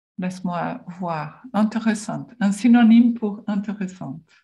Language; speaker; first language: French; non-native, learner; Portuguese